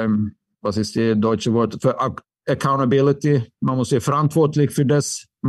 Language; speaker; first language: German; non-native, fluent; Swedish